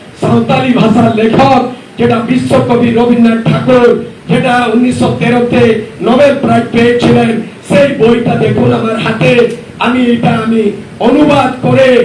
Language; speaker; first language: Bangla; non-native, local second language; Santali